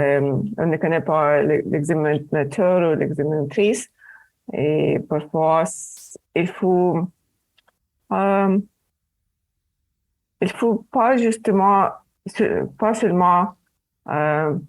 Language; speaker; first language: French; non-native, fluent; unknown